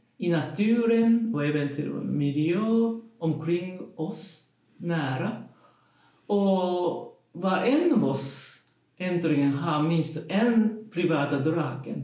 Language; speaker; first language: Swedish; non-native, learner; Japanese